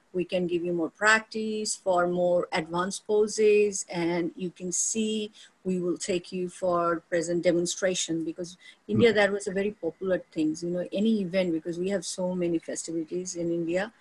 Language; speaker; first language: English; non-native, local second language; Bangla